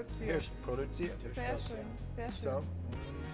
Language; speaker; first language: German; native; German